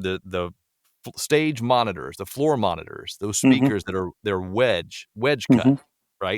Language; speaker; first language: English; native; English